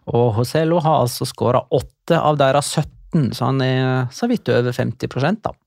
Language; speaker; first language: Norwegian; native; Norwegian